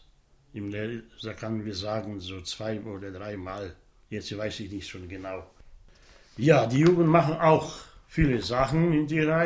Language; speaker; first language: German; non-native, local second language; Polish